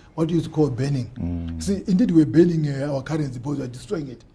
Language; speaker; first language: English; non-native, local second language; Shona